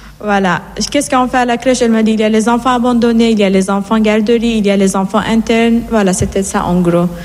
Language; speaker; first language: French; non-native, fluent; Persian